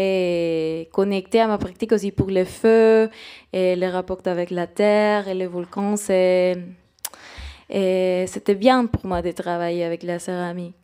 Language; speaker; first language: French; non-native, fluent; Spanish